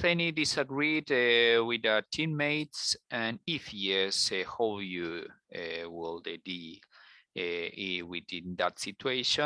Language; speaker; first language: English; non-native, learner; Spanish